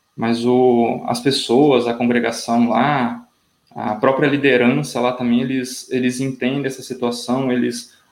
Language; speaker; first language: Portuguese; native; Portuguese